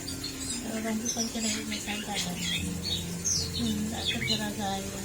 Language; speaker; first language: Indonesian; non-native, local second language; Madurese